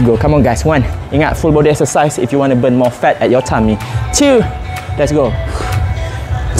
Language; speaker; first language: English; non-native, local second language; Malay